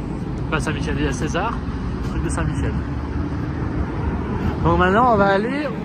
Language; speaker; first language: French; native; French